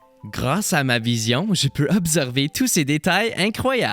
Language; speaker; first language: French; native; French